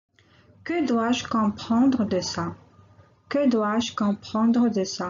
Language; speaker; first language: French; non-native, local second language; Arabic